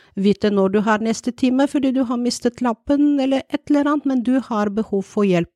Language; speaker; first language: Norwegian; non-native, fluent; Bulgarian